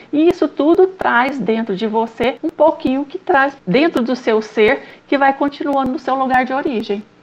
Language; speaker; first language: Portuguese; native; Portuguese